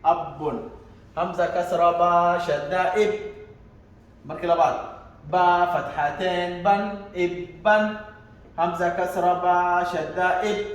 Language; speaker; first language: Arabic; non-native, local second language; Somali